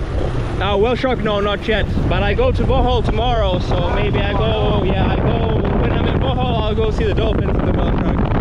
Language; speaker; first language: English; non-native, fluent; Finnish